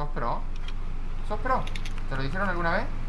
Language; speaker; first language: Spanish; native; Spanish